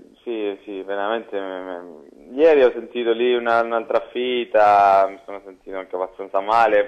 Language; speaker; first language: Italian; non-native, fluent; Spanish